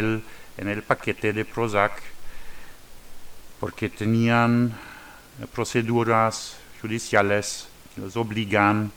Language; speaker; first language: Spanish; non-native, learner; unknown